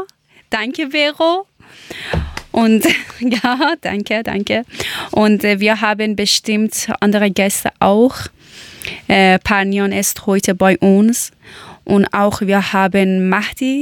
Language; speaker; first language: German; non-native, learner; Persian